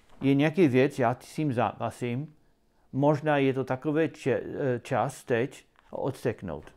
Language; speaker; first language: Czech; non-native, learner; English